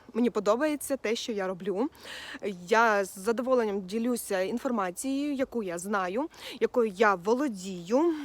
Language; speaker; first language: Ukrainian; non-native, local second language; Russian